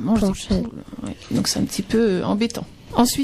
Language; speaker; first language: French; native; French